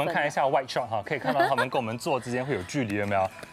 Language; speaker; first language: Chinese; native; Chinese